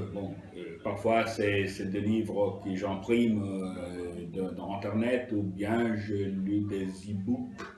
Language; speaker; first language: French; non-native, fluent; Italian